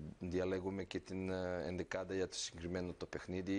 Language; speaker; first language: Greek; non-native, fluent; Serbian